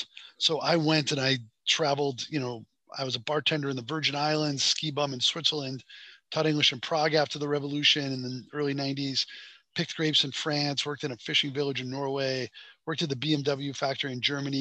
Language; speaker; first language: English; native; English